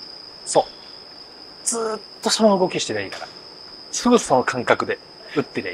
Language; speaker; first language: Japanese; native; Japanese